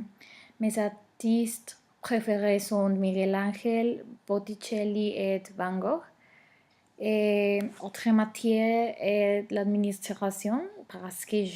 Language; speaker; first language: French; non-native, learner; Spanish